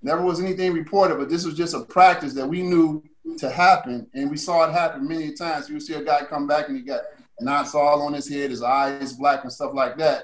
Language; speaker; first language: English; native; English